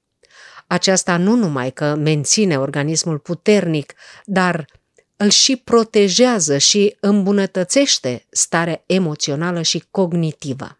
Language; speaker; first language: Romanian; native; Romanian